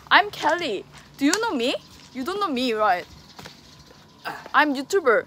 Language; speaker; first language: English; non-native, learner; Korean